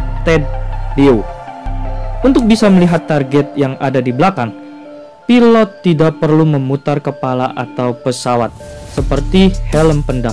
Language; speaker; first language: Indonesian; native; Indonesian